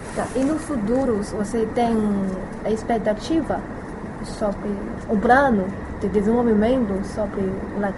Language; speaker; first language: Portuguese; non-native, fluent; Chinese